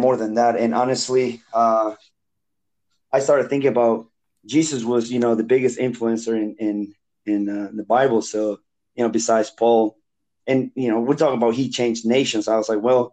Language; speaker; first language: English; non-native, fluent; Spanish